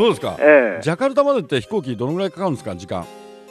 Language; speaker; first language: Japanese; native; Japanese